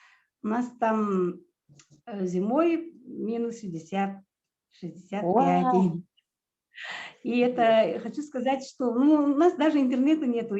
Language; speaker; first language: Russian; non-native, local second language; Yakut